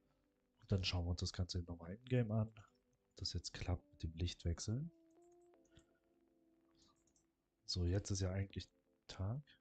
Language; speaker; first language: German; native; German